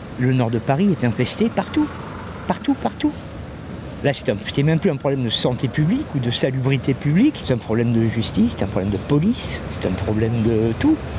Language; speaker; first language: French; native; French